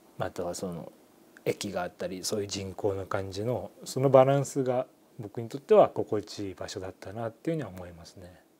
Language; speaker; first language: Japanese; native; Japanese